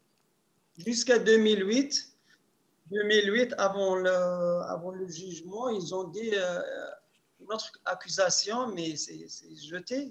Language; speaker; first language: French; non-native, local second language; Arabic